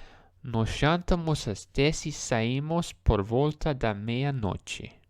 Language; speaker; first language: Portuguese; non-native, learner; English